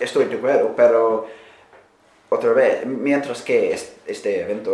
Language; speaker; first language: Spanish; non-native, fluent; English